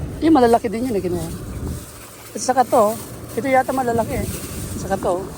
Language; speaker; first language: Filipino; native; Filipino